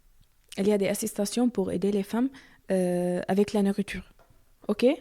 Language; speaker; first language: French; non-native, learner; Arabic